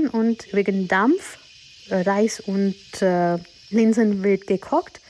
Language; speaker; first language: German; non-native, learner; Gujarati